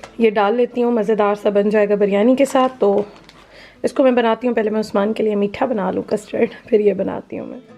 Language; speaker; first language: Urdu; native; Urdu